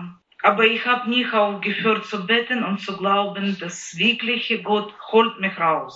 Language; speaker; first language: German; non-native, learner; Ukrainian